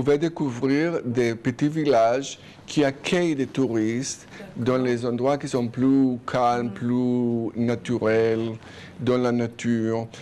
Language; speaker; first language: French; non-native, fluent; Hebrew